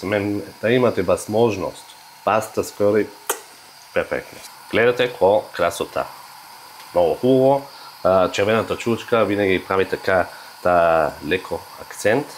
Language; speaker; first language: Bulgarian; non-native, learner; German